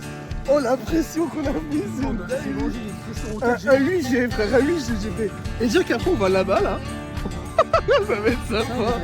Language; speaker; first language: French; native; French